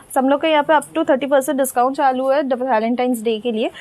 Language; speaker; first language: Hindi; non-native, local second language; Bangla